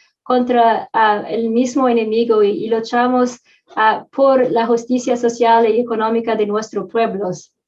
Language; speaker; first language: Spanish; non-native, fluent; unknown